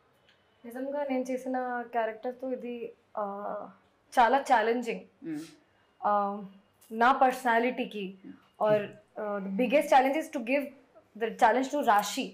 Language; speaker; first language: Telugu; non-native, learner; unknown